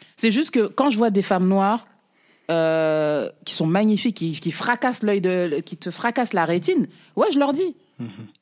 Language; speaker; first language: French; native; French